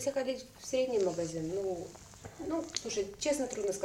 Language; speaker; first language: Russian; native; Russian